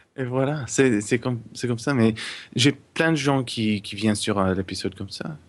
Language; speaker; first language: French; non-native, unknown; English